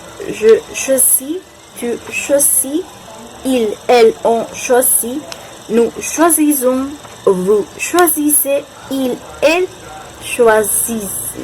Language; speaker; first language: French; non-native, learner; Spanish